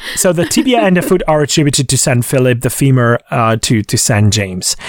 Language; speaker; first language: English; non-native, fluent; Hungarian